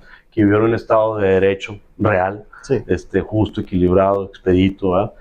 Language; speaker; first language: Spanish; native; Spanish